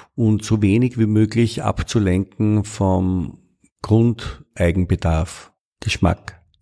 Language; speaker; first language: German; native; German